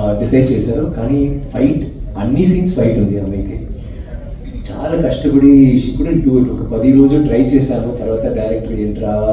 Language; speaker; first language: Telugu; non-native, learner; Tamil